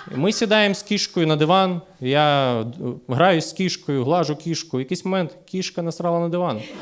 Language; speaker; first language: Ukrainian; native; Ukrainian